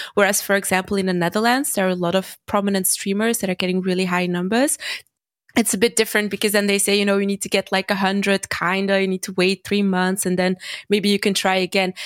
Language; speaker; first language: English; non-native, fluent; Dutch